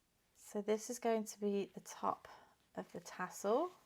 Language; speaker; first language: English; native; English